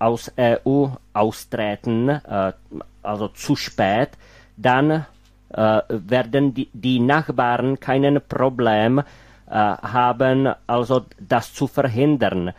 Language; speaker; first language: German; non-native, fluent; Czech